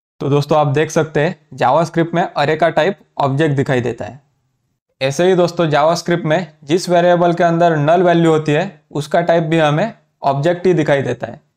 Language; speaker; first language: Hindi; native; Hindi